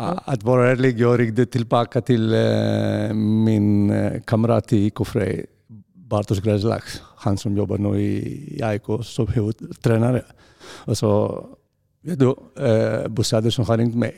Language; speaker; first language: Swedish; non-native, fluent; Greek